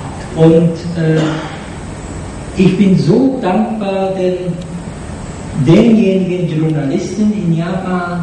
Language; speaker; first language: German; non-native, fluent; Japanese